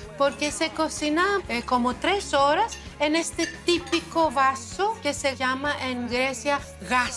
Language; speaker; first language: Spanish; non-native, fluent; Greek